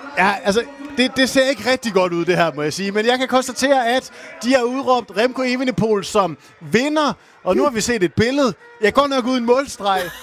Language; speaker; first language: Danish; native; Danish